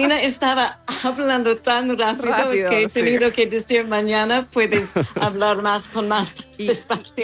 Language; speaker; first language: Spanish; non-native, fluent; English